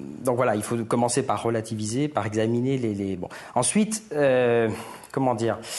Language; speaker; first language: French; native; French